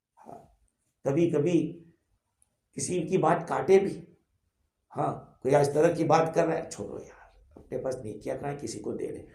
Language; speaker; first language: Urdu; non-native, local second language; Gujarati